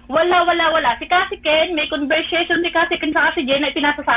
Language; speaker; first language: Filipino; native; Filipino